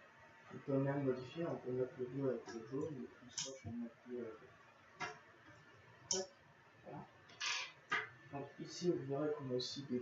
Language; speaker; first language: French; native; French